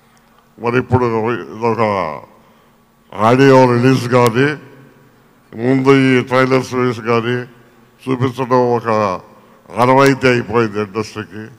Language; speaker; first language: Telugu; native; Telugu